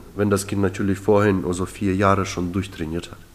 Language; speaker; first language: German; early bilingual, other home language; Russian